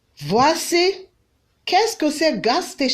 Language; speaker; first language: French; non-native, fluent; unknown